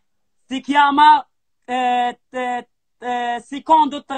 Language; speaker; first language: Italian; non-native, learner; Arabic